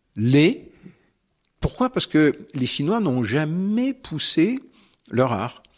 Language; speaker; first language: French; native; French